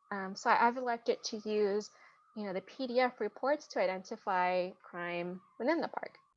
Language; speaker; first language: English; native; English